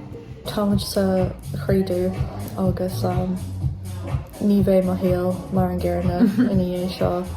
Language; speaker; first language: Irish; non-native, local second language; English